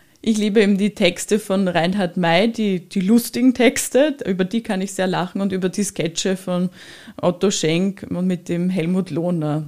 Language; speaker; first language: German; native; German